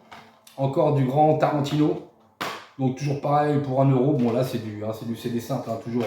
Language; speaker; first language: French; native; French